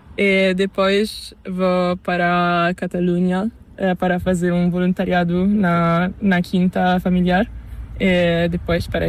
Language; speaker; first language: Spanish; non-native, learner; Italian